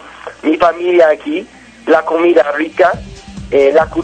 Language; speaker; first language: Spanish; non-native, learner; English